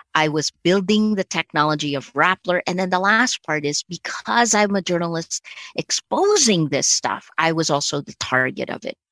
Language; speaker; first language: English; early bilingual, other home language; Filipino